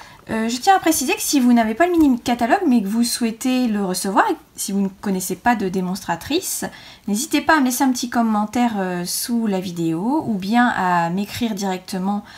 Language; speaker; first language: French; native; French